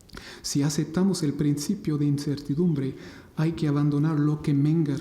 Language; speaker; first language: Spanish; non-native, fluent; English